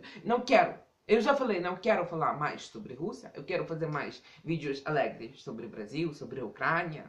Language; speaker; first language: Portuguese; non-native, fluent; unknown